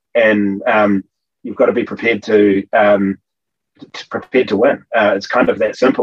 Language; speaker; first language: English; native; English